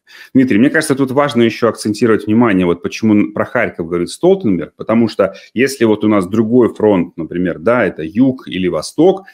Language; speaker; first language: Russian; native; Russian